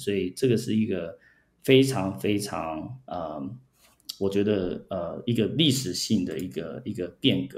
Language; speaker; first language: Chinese; early bilingual, heritage; Chinese